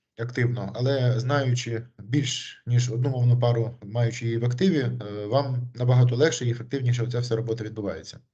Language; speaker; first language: Ukrainian; native; Ukrainian